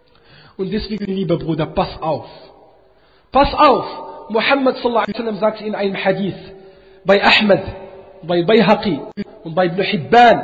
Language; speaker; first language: German; non-native, fluent; Arabic